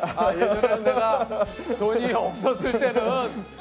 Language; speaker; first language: Korean; non-native, fluent; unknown